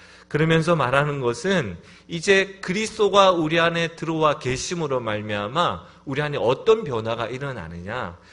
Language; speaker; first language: Korean; native; Korean